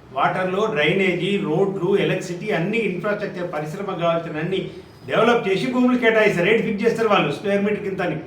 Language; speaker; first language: Telugu; native; Telugu